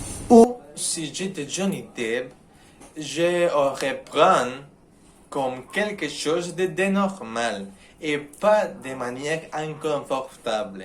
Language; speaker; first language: French; non-native, learner; Spanish